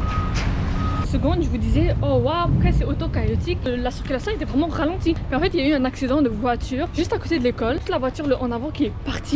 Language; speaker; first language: French; native; French